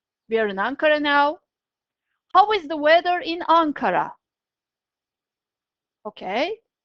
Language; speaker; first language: English; non-native, fluent; Turkish